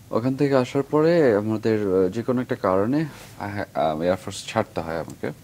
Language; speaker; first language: Bangla; native; Bangla